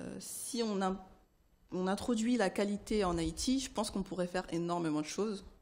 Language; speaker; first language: French; early bilingual, other home language; Haitian Creole